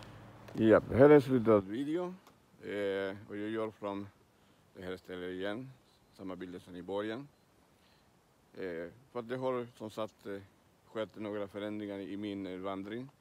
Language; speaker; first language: Swedish; non-native, learner; Spanish